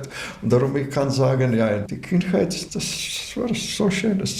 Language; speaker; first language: German; non-native, fluent; Latvian